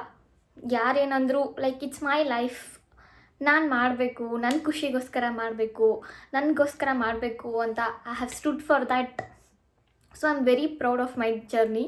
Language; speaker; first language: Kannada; native; Kannada